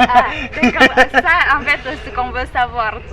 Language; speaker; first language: French; non-native, fluent; Indonesian